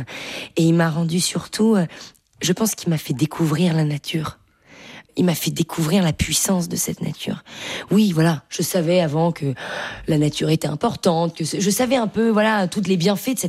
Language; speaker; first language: French; native; French